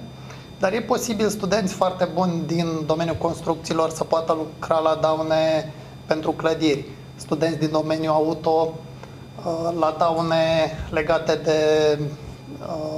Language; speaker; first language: Romanian; native; Romanian